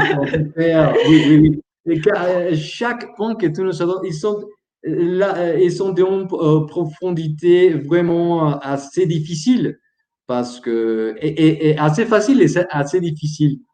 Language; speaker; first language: French; non-native, learner; Spanish